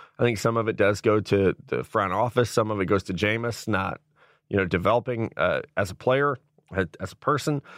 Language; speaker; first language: English; native; English